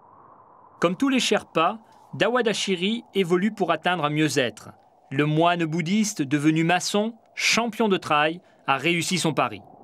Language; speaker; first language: French; native; French